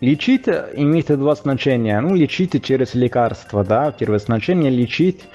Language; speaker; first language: Russian; non-native, fluent; Italian